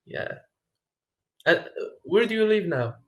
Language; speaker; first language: English; non-native, fluent; Arabic